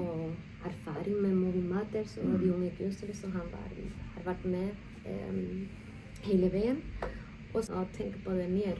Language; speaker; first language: Norwegian; non-native, fluent; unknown